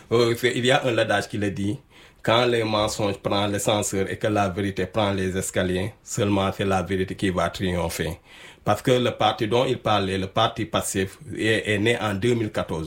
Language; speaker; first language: French; non-native, local second language; Wolof